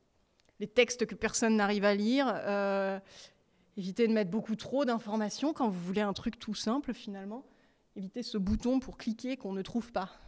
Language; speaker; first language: French; native; French